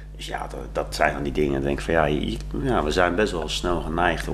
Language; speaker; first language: Dutch; native; Dutch